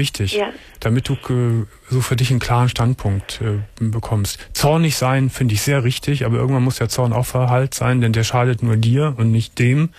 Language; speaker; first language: German; native; German